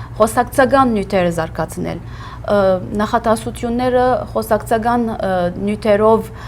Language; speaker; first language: Armenian; early bilingual, heritage; Armenian